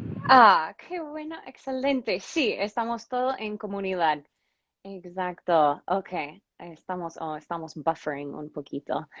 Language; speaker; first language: Spanish; non-native, fluent; English